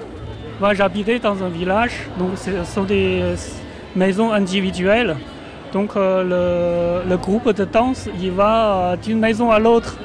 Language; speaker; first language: French; non-native, fluent; Chinese